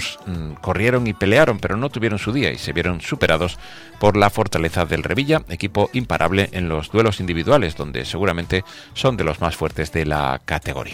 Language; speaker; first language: Spanish; native; Spanish